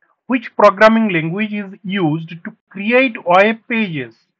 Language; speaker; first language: English; non-native, local second language; Bangla